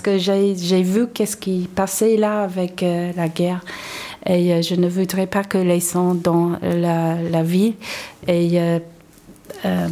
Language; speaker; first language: French; non-native, learner; English